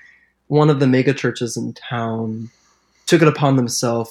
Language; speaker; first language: English; native; English